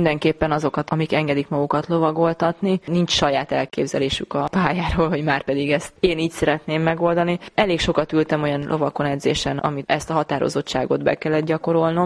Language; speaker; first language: Hungarian; native; Hungarian